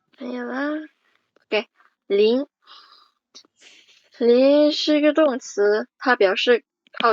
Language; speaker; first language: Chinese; non-native, fluent; Indonesian